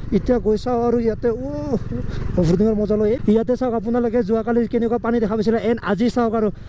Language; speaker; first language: Assamese; non-native, local second language; Bodo